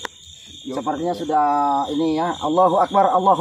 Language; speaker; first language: Indonesian; native; Indonesian